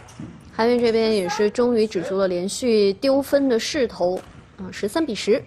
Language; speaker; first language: Chinese; native; Chinese